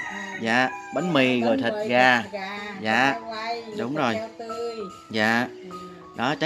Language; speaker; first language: Vietnamese; native; Vietnamese